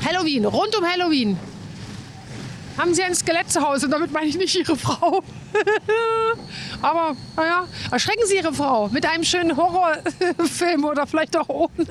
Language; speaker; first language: German; native; German